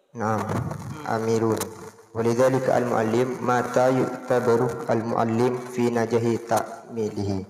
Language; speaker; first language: Arabic; non-native, learner; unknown